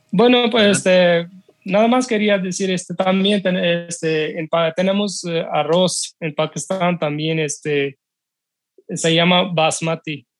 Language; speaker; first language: Spanish; non-native, learner; Urdu